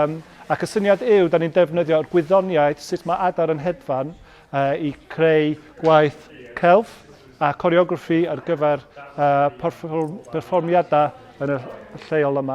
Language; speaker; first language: Welsh; non-native, fluent; English